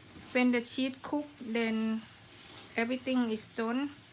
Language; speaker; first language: English; non-native, learner; Thai